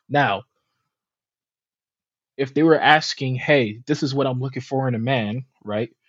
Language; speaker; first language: English; native; English